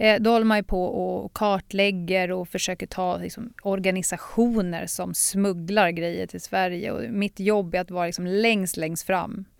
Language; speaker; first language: Swedish; native; Swedish